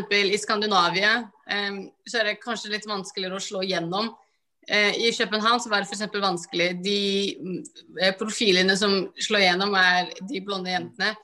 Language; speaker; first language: Norwegian; early bilingual, other home language; Somali